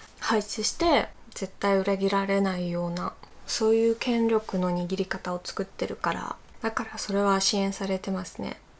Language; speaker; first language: Japanese; non-native, fluent; Russian